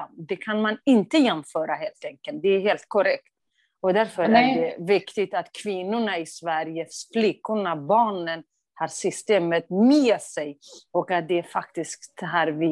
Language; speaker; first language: Swedish; non-native, fluent; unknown